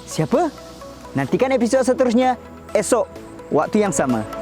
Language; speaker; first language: Malay; native; Malay